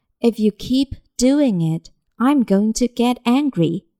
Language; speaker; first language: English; non-native, fluent; Chinese